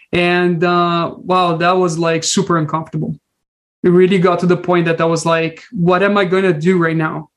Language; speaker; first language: English; non-native, fluent; Portuguese